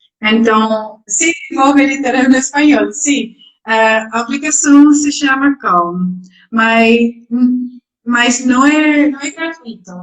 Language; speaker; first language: Portuguese; non-native, learner; Dutch